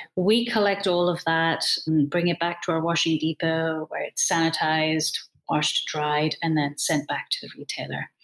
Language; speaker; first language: English; native; English